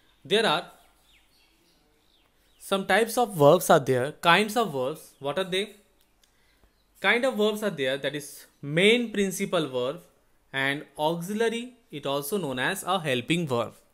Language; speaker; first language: English; non-native, local second language; Bangla